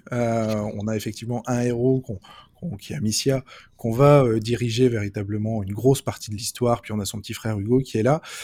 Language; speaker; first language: French; native; French